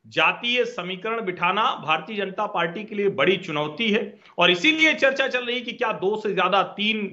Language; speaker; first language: Hindi; native; Hindi